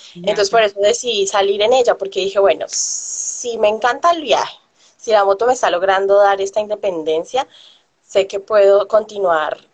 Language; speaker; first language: Spanish; native; Spanish